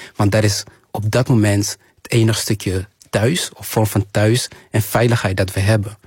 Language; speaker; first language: Dutch; early bilingual, other home language; Kinyarwanda